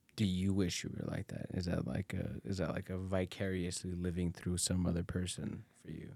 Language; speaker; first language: English; early bilingual, other home language; Spanish